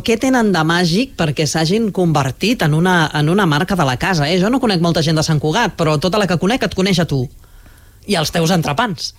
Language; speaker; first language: Catalan; native; Catalan